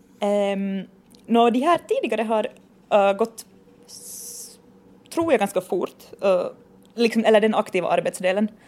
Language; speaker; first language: Swedish; native; Swedish